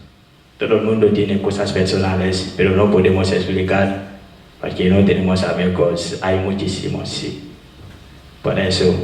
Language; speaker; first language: Spanish; non-native, fluent; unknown